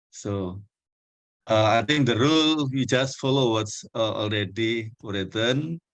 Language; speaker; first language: English; non-native, fluent; Indonesian